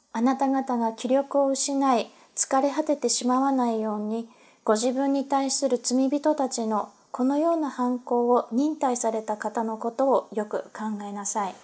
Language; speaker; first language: Japanese; native; Japanese